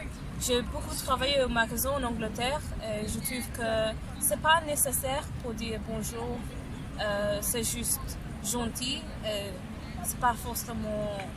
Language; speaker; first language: French; non-native, learner; English